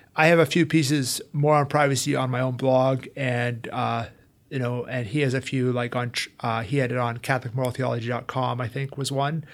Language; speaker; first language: English; native; English